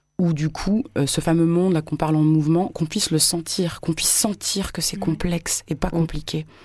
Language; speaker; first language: French; native; French